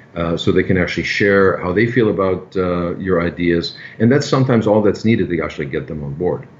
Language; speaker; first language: English; non-native, fluent; German